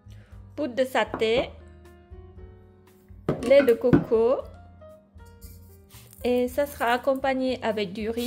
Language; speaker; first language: French; non-native, fluent; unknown